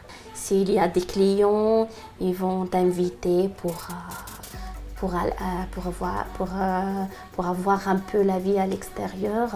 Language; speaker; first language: French; non-native, local second language; Arabic